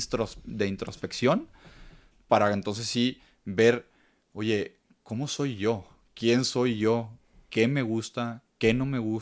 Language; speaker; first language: Spanish; native; Spanish